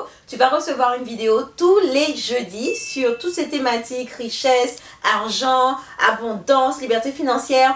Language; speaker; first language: French; native; French